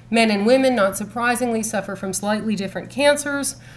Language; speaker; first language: English; native; English